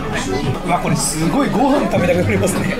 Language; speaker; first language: Japanese; native; Japanese